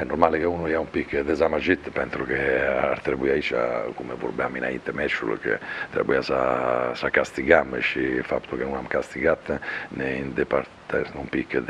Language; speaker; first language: Romanian; non-native, fluent; Italian